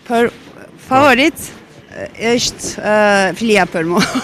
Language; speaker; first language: Albanian; non-native, learner; Turkish